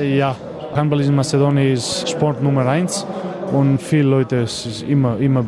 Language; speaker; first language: German; non-native, learner; Macedonian